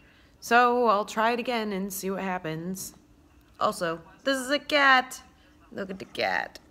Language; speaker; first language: English; native; English